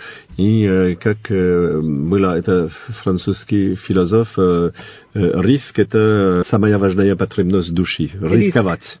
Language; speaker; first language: Russian; non-native, fluent; French